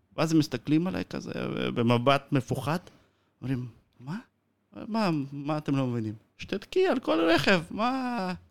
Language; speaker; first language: Hebrew; non-native, fluent; Russian